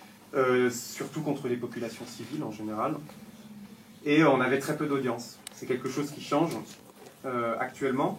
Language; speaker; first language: French; native; French